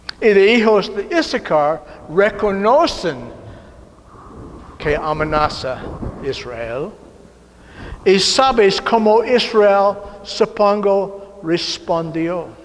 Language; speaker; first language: Spanish; non-native, learner; English